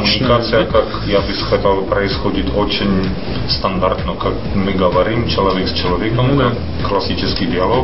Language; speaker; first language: Russian; non-native, fluent; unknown